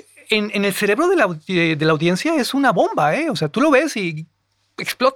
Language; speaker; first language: Spanish; native; Spanish